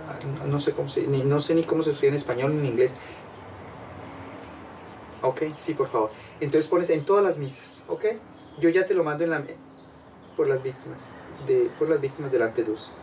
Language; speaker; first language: Spanish; non-native, fluent; French